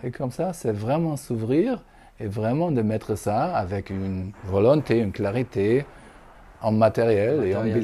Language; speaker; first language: French; non-native, fluent; German